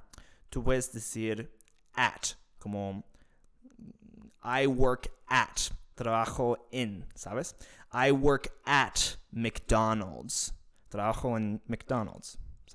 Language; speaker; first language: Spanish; non-native, fluent; English